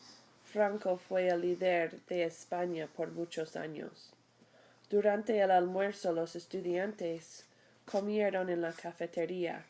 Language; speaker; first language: Spanish; non-native, fluent; English